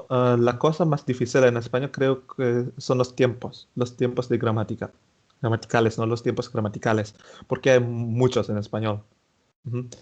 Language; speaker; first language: Spanish; non-native, fluent; Indonesian